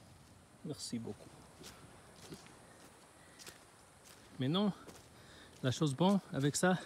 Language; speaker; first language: French; non-native, learner; Chinese